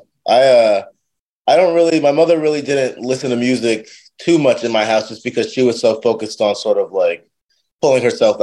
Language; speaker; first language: English; native; English